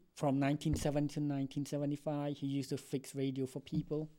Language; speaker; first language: English; non-native, fluent; Khmer